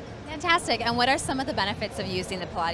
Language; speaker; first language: English; native; English